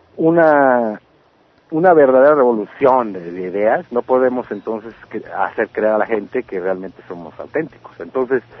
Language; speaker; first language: Spanish; native; Spanish